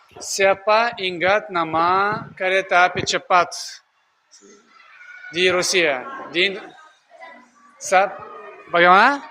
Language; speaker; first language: Indonesian; non-native, learner; Russian